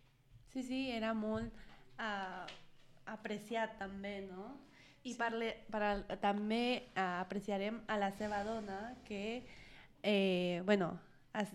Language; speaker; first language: Catalan; non-native, learner; Spanish